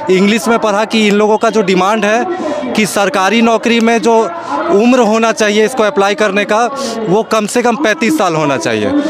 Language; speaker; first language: Hindi; native; Hindi